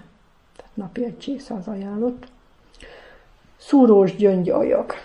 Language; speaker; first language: Hungarian; native; Hungarian